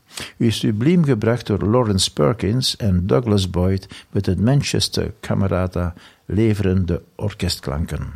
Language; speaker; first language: Dutch; native; Dutch